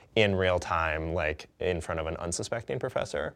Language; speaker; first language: English; native; English